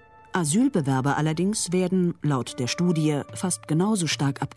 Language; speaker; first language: German; native; German